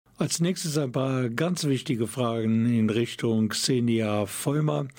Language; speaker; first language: German; native; German